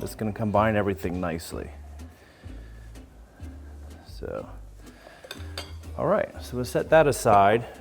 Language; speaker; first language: English; native; English